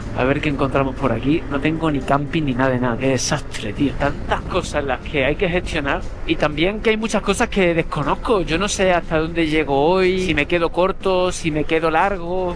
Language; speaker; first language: Spanish; native; Spanish